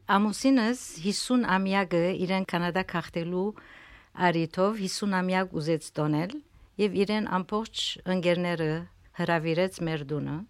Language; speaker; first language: Armenian; early bilingual, heritage; Armenian